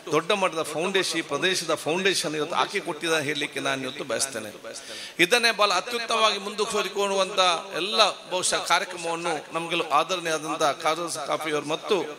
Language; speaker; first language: Kannada; non-native, local second language; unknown